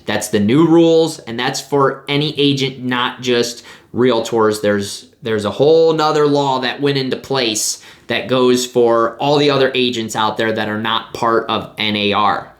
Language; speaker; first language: English; native; English